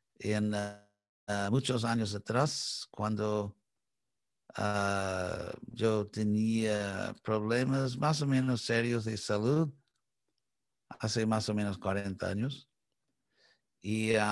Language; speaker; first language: Spanish; non-native, fluent; English